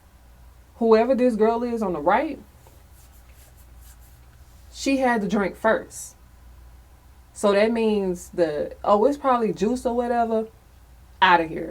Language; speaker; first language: English; native; English